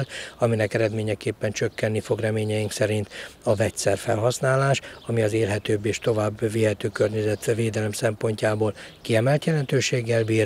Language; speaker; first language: Hungarian; native; Hungarian